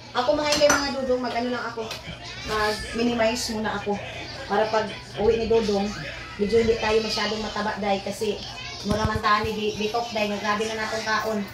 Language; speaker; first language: Filipino; non-native, local second language; Cebuano